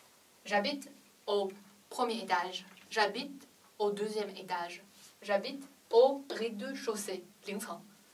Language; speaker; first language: French; non-native, fluent; Chinese